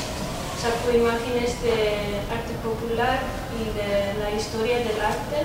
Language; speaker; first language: Spanish; non-native, fluent; Dutch